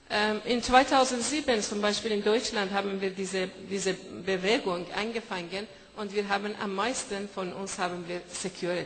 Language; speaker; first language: German; non-native, fluent; Persian